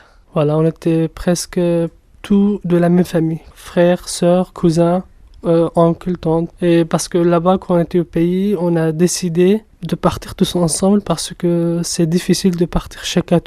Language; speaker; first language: French; non-native, fluent; Kurdish